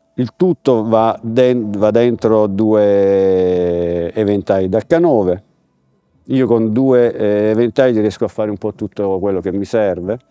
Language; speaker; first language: Italian; native; Italian